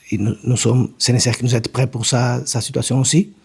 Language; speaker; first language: French; non-native, learner; Portuguese